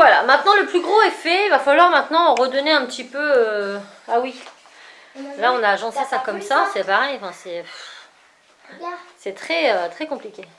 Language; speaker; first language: French; native; French